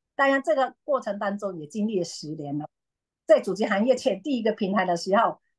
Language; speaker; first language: Chinese; non-native, local second language; Cantonese